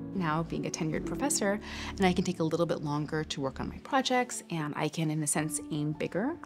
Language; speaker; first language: English; native; English